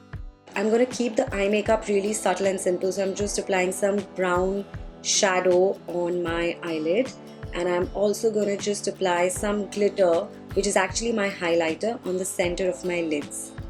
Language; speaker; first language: English; non-native, local second language; Hindi